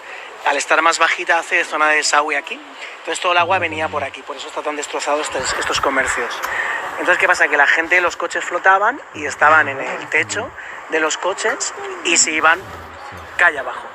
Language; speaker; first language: Spanish; native; Spanish